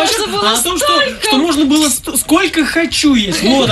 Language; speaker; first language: Russian; native; Russian